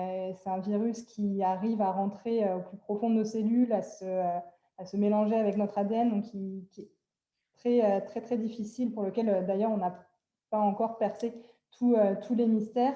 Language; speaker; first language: French; native; French